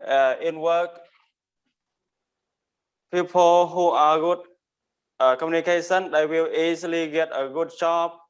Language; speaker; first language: English; non-native, learner; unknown